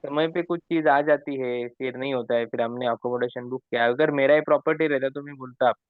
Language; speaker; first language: Hindi; non-native, local second language; Marathi